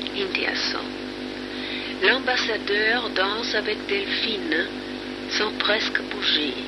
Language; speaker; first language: French; non-native, fluent; German